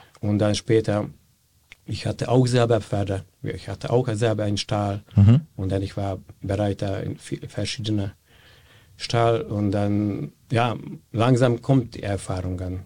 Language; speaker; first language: German; non-native, fluent; Hungarian